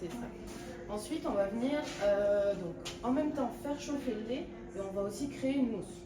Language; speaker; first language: French; native; French